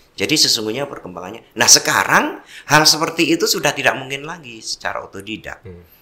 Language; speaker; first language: Indonesian; non-native, local second language; Javanese